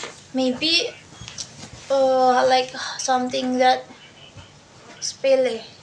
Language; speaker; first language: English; non-native, learner; Indonesian